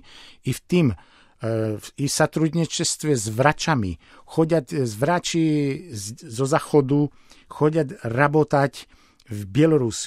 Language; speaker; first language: Polish; non-native, learner; Slovak